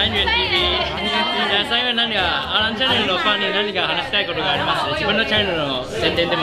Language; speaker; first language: Japanese; non-native, learner; Chinese